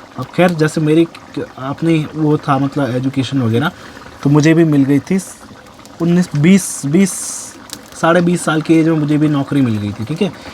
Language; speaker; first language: Hindi; native; Hindi